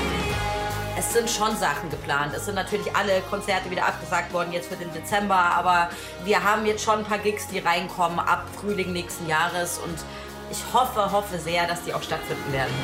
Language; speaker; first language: German; native; German